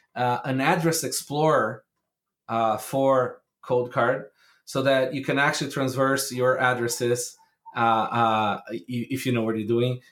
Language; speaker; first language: English; non-native, fluent; Portuguese